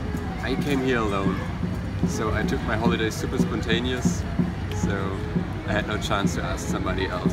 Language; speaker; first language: English; non-native, fluent; German